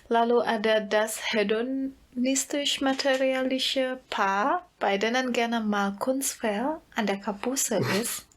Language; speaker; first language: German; non-native, fluent; Indonesian